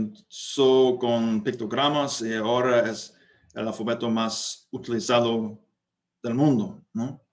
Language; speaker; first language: Spanish; non-native, fluent; English